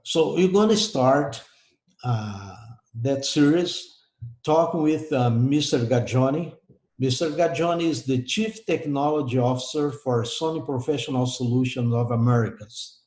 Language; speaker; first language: English; non-native, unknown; Portuguese